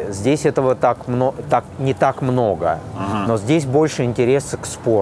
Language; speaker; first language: Russian; native; Russian